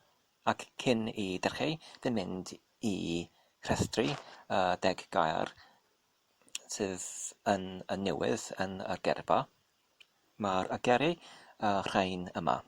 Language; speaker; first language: Welsh; non-native, learner; English